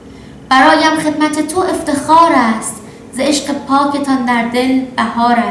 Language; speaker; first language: Persian; native; Persian